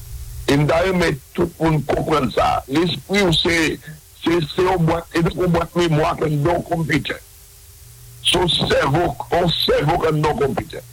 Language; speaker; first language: French; non-native, local second language; Haitian Creole